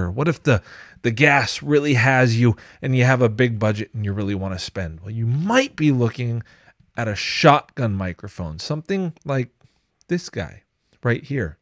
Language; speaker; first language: English; native; English